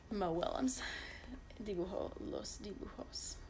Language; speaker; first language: Spanish; non-native, fluent; English